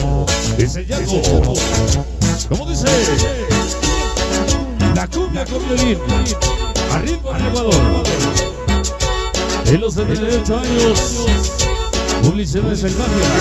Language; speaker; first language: Spanish; native; Spanish